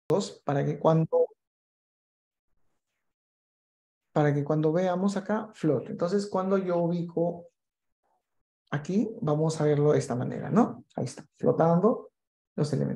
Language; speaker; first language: Spanish; native; Spanish